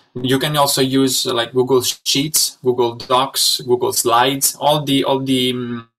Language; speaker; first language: English; non-native, fluent; Italian